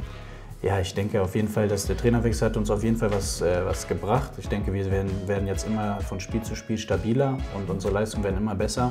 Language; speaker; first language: German; native; German